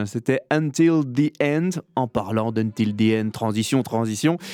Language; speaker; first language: French; native; French